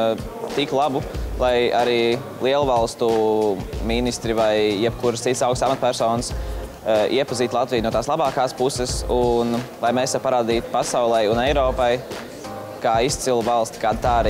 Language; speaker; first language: Latvian; native; Latvian